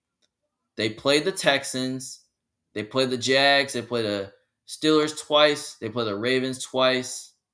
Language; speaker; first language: English; native; English